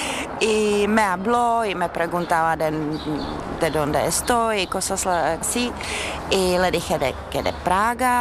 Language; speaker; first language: Spanish; non-native, fluent; Czech